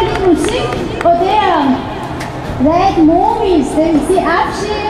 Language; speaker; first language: Danish; non-native, fluent; Persian